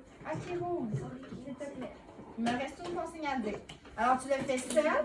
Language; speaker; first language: French; native; French